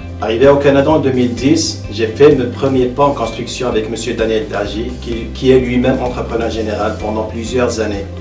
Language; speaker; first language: French; non-native, local second language; Arabic